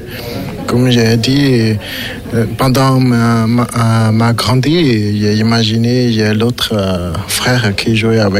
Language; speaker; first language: French; non-native, learner; Chinese